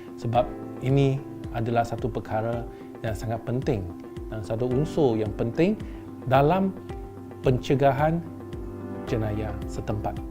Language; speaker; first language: Malay; non-native, local second language; Chinese